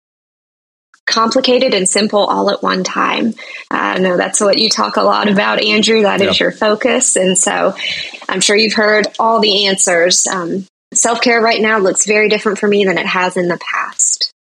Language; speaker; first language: English; native; English